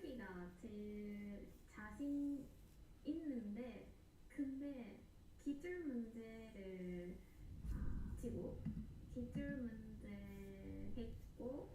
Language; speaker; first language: Korean; non-native, fluent; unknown